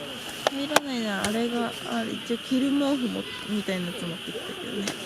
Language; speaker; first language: Japanese; native; Japanese